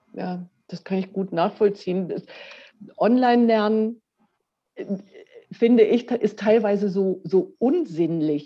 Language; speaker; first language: German; native; German